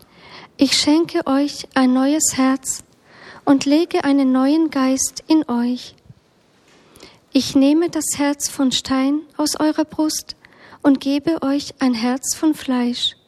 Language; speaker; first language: German; native; German